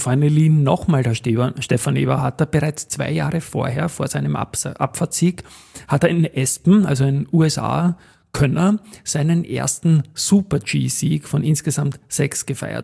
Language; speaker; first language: German; native; German